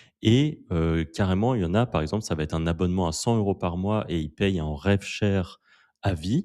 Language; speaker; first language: French; native; French